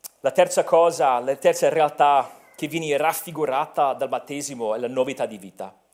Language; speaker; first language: Italian; non-native, fluent; English